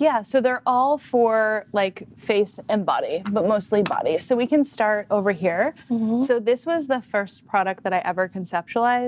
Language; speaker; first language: English; native; English